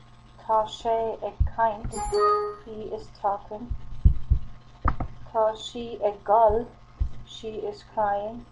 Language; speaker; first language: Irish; non-native, learner; English